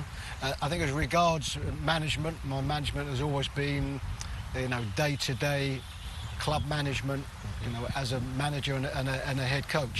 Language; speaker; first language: English; native; English